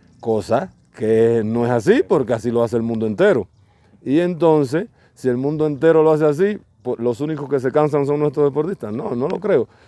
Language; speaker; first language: Spanish; native; Spanish